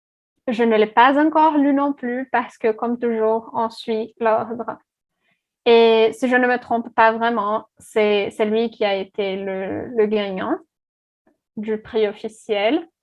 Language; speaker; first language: French; non-native, fluent; Portuguese